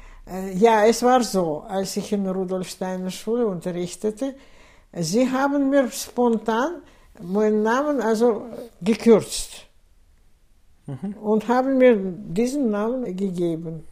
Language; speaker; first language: German; non-native, fluent; Russian